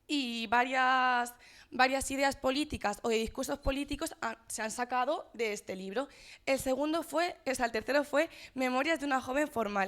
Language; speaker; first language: Spanish; native; Spanish